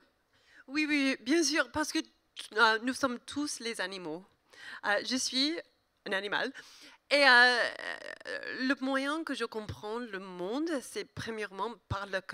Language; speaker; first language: French; non-native, learner; English